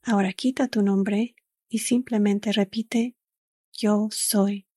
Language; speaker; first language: Spanish; early bilingual, other home language; English